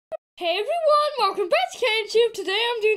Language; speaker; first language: English; native; English